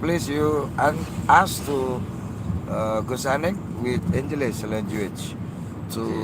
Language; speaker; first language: English; non-native, learner; Indonesian